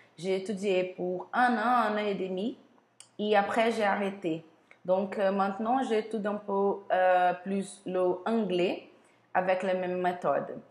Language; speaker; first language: French; non-native, learner; Portuguese